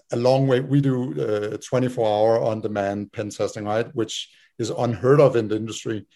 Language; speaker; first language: English; non-native, fluent; Danish